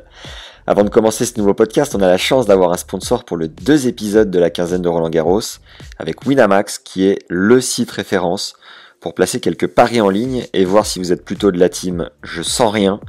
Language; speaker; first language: French; native; French